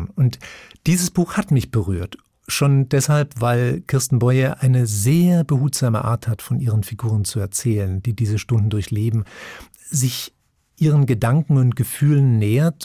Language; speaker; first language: German; native; German